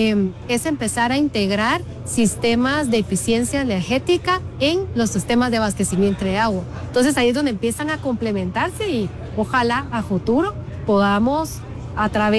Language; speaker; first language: Spanish; native; Spanish